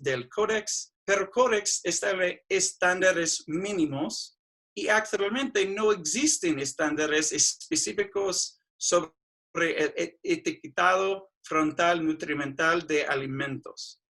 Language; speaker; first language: Spanish; non-native, fluent; English